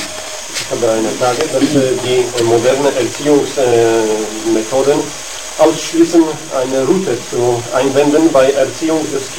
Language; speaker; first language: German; non-native, learner; Polish